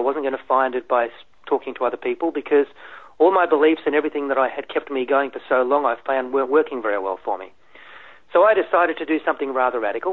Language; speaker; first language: English; native; English